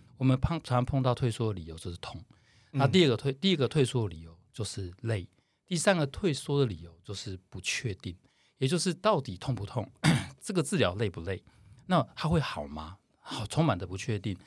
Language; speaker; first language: Chinese; native; Chinese